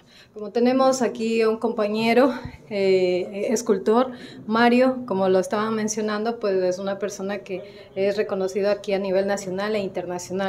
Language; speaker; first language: Spanish; native; Spanish